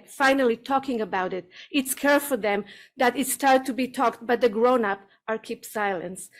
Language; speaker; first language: English; non-native, learner; Hebrew